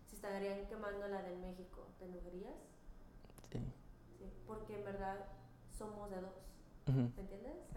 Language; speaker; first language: Spanish; early bilingual, heritage; Spanish